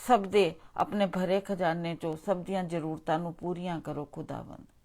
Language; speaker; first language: Hindi; non-native, local second language; Punjabi